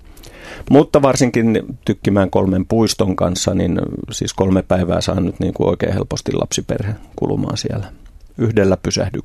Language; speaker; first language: Finnish; native; Finnish